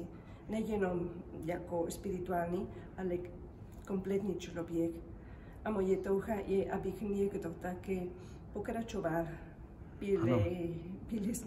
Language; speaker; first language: Czech; non-native, learner; Spanish